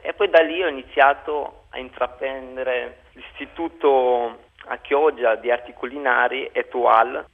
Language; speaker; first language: Italian; non-native, fluent; Albanian